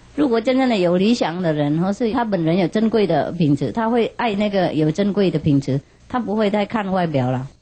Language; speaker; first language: Chinese; non-native, fluent; Vietnamese